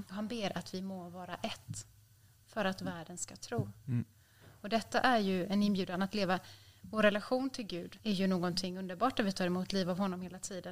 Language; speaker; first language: Swedish; native; Swedish